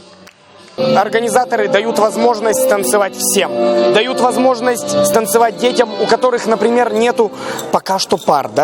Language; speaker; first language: Russian; native; Russian